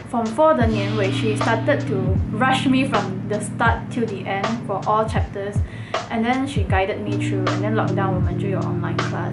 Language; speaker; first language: English; non-native, local second language; Chinese